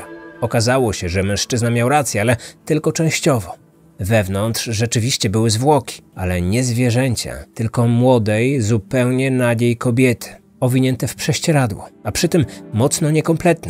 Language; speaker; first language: Polish; native; Polish